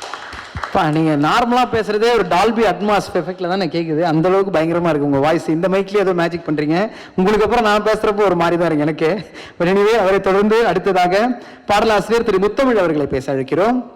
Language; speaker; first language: Tamil; native; Tamil